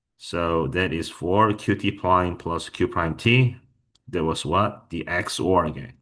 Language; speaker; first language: English; non-native, fluent; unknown